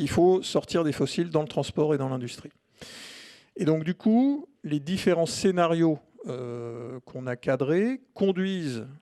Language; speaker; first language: French; native; French